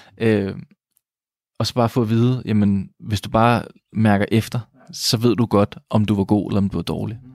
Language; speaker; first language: Danish; native; Danish